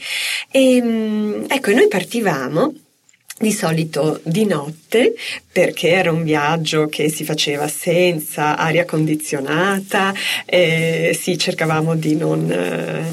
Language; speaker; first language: Italian; native; Italian